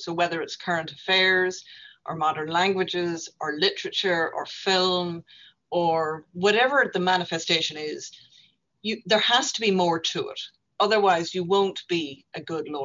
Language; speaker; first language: English; native; English